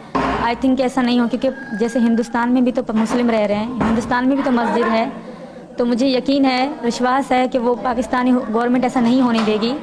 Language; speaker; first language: Urdu; non-native, local second language; Sindhi